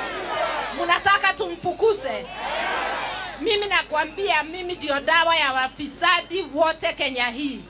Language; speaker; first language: Swahili; non-native, local second language; Kikuyu